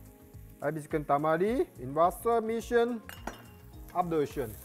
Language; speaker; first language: German; non-native, learner; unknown